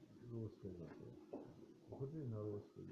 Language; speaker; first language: Polish; non-native, learner; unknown